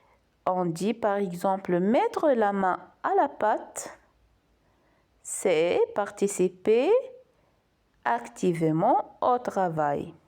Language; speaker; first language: French; non-native, local second language; Arabic